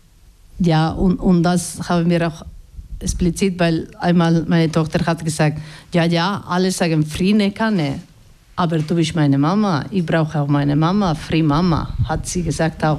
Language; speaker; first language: German; non-native, fluent; Basque